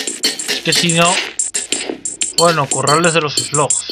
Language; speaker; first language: Spanish; native; Spanish